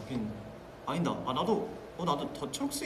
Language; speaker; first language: Korean; non-native, fluent; Vietnamese